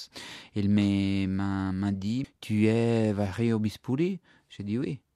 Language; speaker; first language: French; non-native, learner; Italian